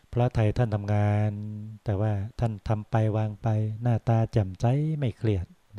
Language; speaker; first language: Thai; native; Thai